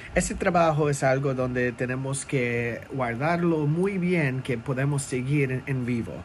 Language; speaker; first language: Spanish; non-native, learner; English